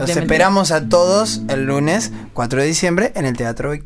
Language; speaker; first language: Spanish; native; Spanish